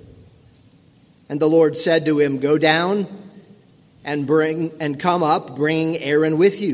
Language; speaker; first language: English; native; English